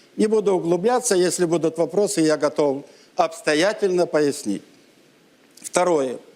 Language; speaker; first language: Russian; non-native, local second language; Ukrainian